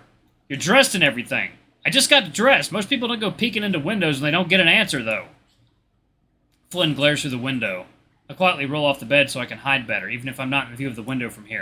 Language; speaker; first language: English; native; English